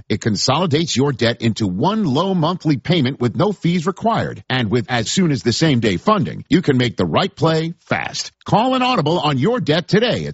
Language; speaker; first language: English; native; English